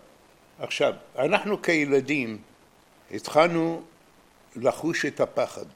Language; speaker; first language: Hebrew; non-native, fluent; Arabic